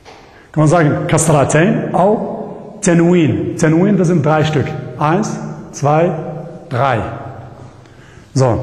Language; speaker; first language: German; non-native, learner; Arabic